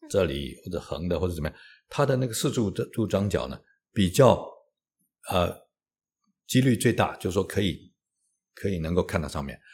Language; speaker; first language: Chinese; native; Chinese